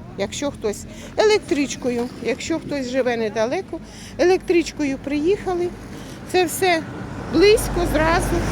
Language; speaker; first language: Ukrainian; native; Ukrainian